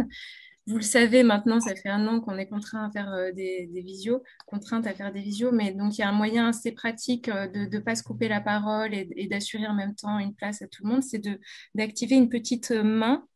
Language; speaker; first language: French; native; French